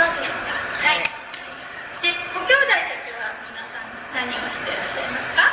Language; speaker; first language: Japanese; native; Japanese